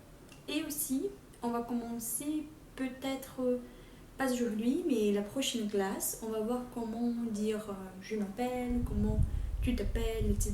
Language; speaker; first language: French; non-native, fluent; Portuguese